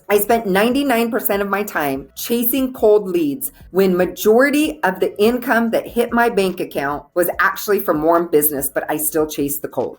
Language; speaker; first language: English; native; English